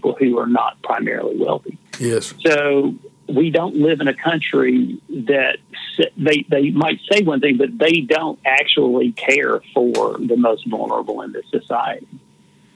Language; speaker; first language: English; native; English